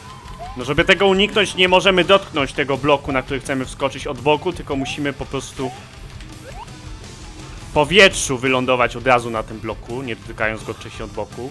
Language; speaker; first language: Polish; native; Polish